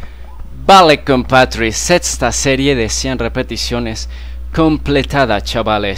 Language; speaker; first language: Spanish; native; Spanish